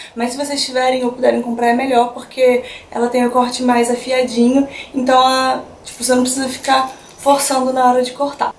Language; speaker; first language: Portuguese; native; Portuguese